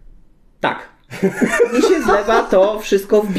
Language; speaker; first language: Polish; native; Polish